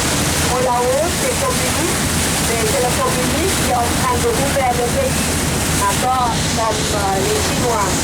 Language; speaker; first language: French; non-native, learner; Thai